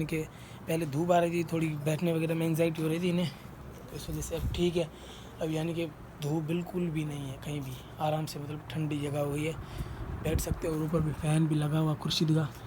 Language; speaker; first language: Urdu; non-native, local second language; Sindhi